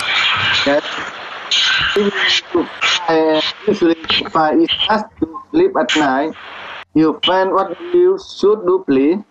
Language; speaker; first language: English; non-native, learner; Vietnamese